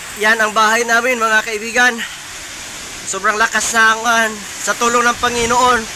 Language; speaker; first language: Filipino; non-native, local second language; Masbatenyo